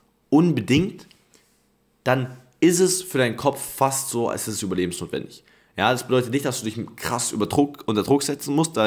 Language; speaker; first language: German; native; German